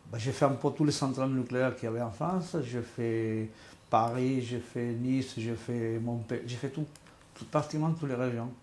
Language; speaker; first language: French; non-native, fluent; Spanish